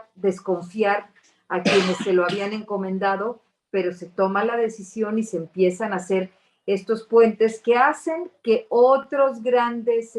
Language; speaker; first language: Spanish; native; Spanish